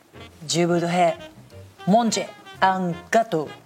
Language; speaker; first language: French; non-native, learner; Japanese